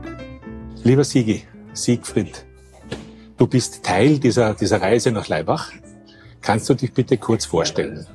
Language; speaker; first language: German; native; German